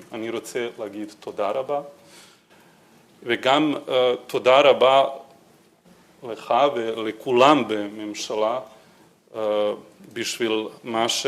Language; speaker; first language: Hebrew; non-native, fluent; Serbian